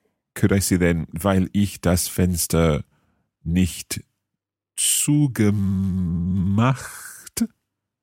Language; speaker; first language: German; non-native, fluent; English